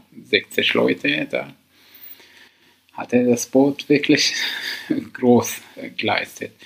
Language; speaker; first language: German; non-native, learner; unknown